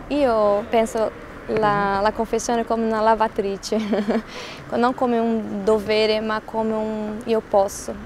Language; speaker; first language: Italian; non-native, fluent; Portuguese